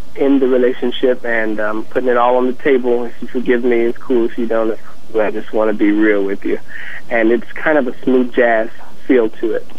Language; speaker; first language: English; native; English